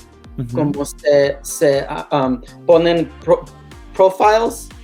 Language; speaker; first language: Spanish; early bilingual, heritage; Spanish